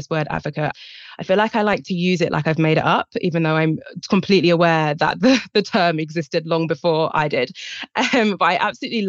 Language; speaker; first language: English; native; English